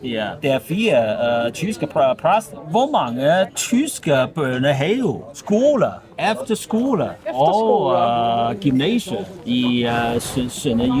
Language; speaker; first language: Danish; non-native, learner; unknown